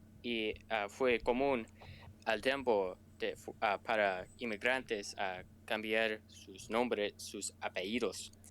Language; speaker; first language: Spanish; non-native, learner; English